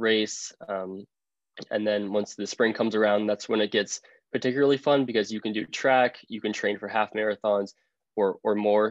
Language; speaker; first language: English; native; English